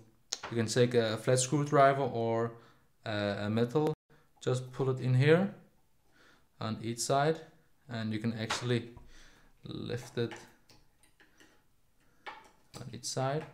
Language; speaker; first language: English; non-native, fluent; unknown